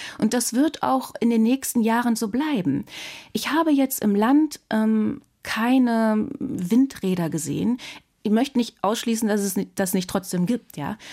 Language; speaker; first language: German; native; German